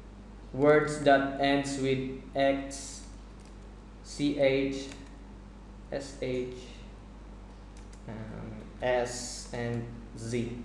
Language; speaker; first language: English; non-native, fluent; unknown